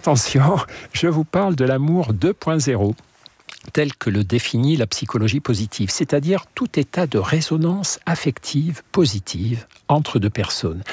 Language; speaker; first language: French; native; French